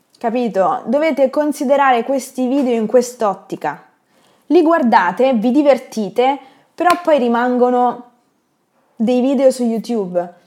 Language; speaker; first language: Italian; native; Italian